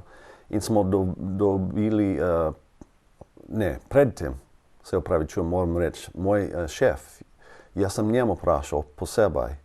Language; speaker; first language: Slovenian; non-native, learner; English